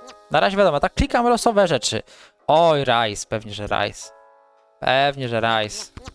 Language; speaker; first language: Polish; native; Polish